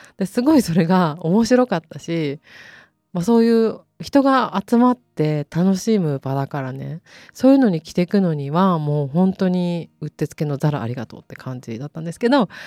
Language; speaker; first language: Japanese; native; Japanese